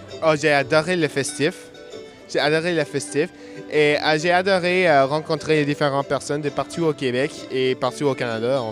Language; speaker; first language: French; non-native, local second language; English